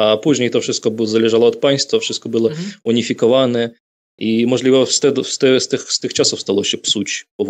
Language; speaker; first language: Polish; non-native, fluent; Russian